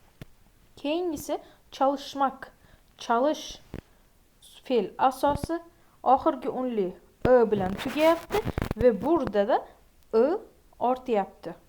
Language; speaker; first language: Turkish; non-native, fluent; Uzbek